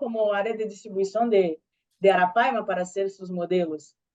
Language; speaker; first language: Spanish; non-native, learner; Portuguese